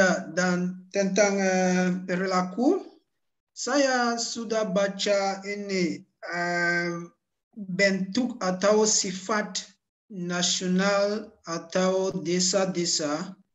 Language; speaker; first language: Indonesian; non-native, learner; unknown